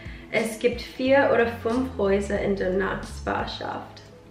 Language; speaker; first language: German; non-native, learner; English